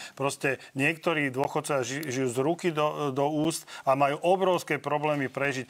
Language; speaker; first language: Slovak; native; Slovak